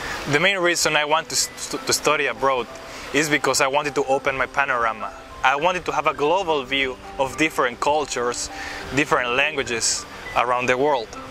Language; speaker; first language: English; non-native, fluent; Spanish